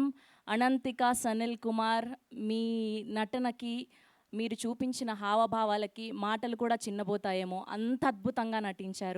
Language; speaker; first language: Telugu; native; Telugu